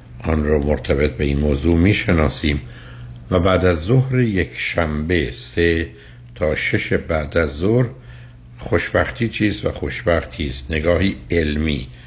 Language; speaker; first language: Persian; native; Persian